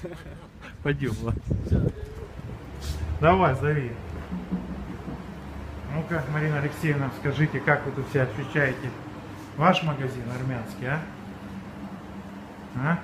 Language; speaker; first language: Russian; native; Russian